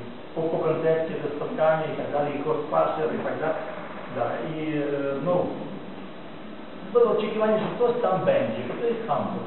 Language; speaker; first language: Polish; non-native, learner; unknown